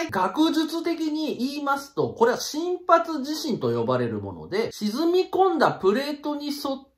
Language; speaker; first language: Japanese; native; Japanese